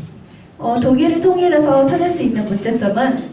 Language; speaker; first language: Korean; native; Korean